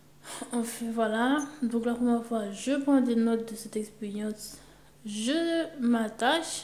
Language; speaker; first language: French; native; French